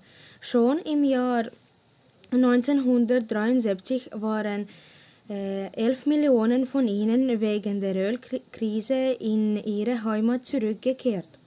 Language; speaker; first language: German; non-native, learner; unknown